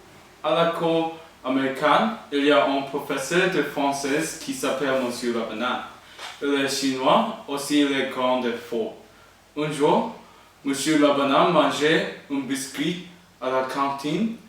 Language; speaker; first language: French; non-native, learner; English